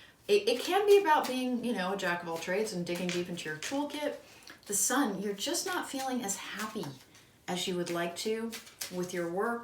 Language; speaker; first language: English; native; English